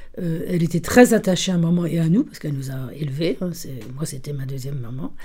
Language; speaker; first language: French; early bilingual, other home language; Italian